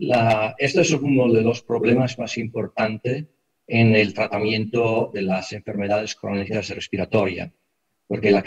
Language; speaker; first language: Spanish; non-native, fluent; Italian